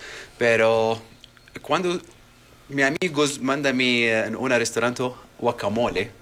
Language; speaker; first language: Spanish; non-native, learner; Arabic